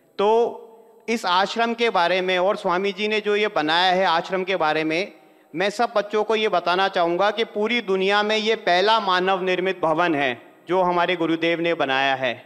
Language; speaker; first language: Hindi; native; Hindi